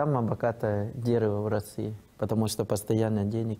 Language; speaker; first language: Russian; non-native, fluent; Thai